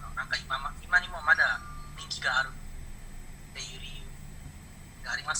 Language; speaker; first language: Japanese; non-native, learner; Indonesian